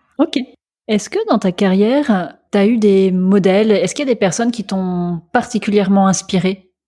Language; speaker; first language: French; native; French